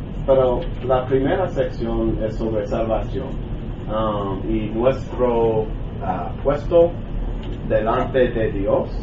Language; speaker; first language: Spanish; non-native, learner; English